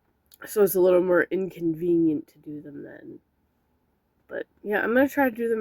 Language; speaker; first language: English; native; English